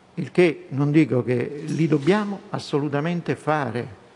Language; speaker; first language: Italian; native; Italian